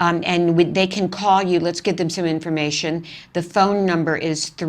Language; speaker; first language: English; native; English